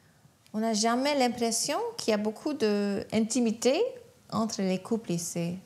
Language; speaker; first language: French; non-native, fluent; English